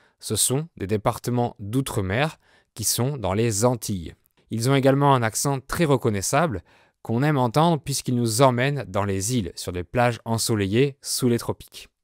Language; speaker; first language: French; native; French